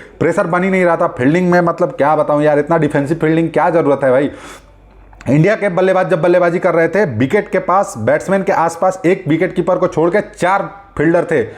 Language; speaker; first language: Hindi; native; Hindi